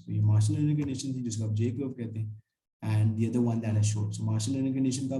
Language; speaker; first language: English; non-native, local second language; Urdu